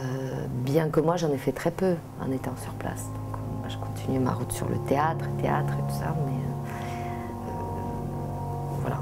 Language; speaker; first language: French; native; French